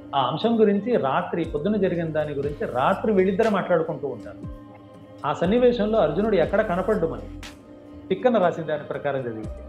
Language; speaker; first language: Telugu; non-native, local second language; Kannada